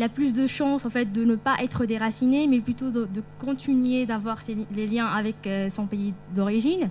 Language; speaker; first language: French; non-native, local second language; Arabic